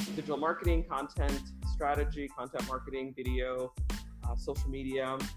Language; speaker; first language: English; early bilingual, other home language; Russian